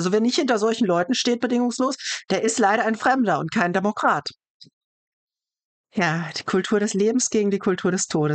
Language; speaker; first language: German; native; German